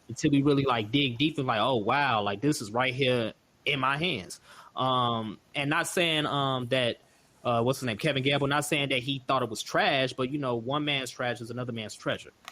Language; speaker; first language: English; native; English